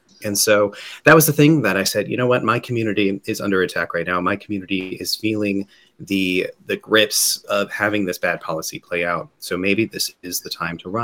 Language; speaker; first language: English; native; English